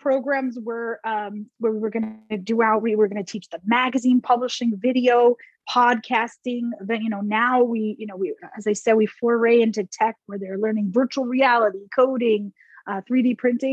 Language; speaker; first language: English; native; English